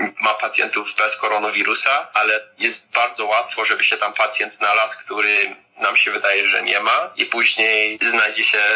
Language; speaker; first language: Polish; early bilingual, heritage; Polish